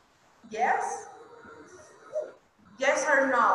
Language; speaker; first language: English; non-native, fluent; Spanish